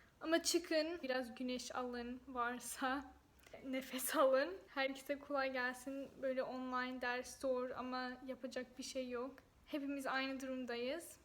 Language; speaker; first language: Turkish; non-native, fluent; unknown